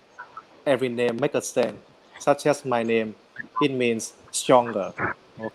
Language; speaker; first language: English; non-native, learner; Vietnamese